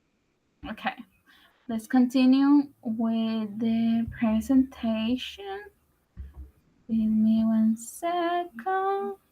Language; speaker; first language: English; non-native, learner; Spanish